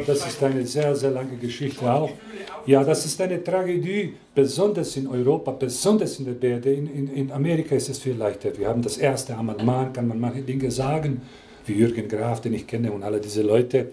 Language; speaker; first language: German; non-native, fluent; Croatian